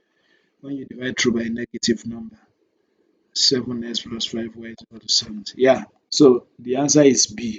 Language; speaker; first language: English; non-native, local second language; Yoruba